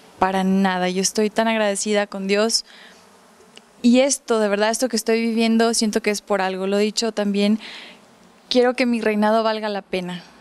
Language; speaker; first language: Spanish; early bilingual, heritage; Spanish